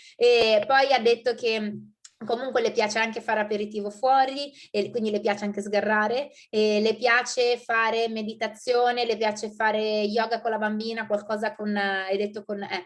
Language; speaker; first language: Italian; native; Italian